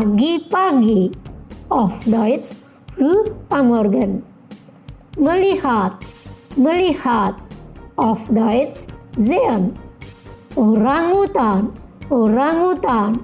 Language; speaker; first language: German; non-native, fluent; Indonesian